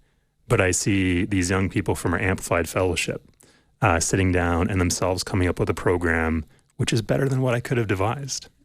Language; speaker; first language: English; native; English